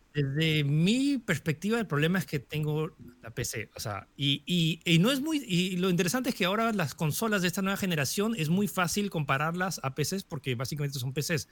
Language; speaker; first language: Spanish; early bilingual, other home language; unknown